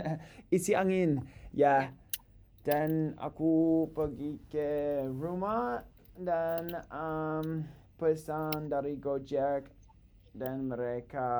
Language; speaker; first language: Indonesian; non-native, learner; English